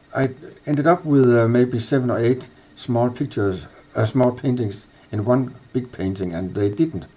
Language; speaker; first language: English; non-native, fluent; Danish